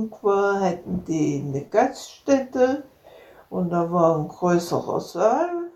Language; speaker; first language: German; native; German